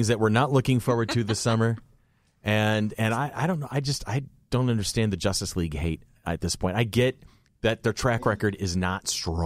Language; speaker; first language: English; native; English